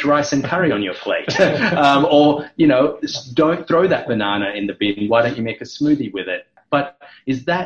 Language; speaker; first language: English; non-native, local second language; Sinhala